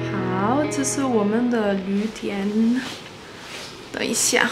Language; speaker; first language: Chinese; non-native, learner; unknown